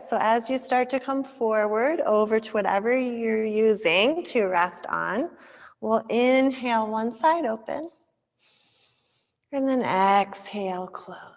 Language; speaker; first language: English; native; English